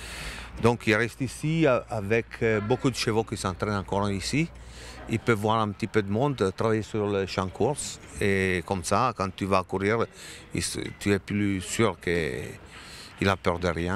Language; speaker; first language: French; non-native, learner; Italian